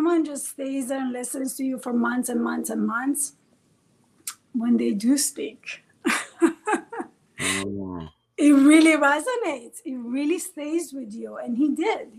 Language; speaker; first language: English; non-native, fluent; Persian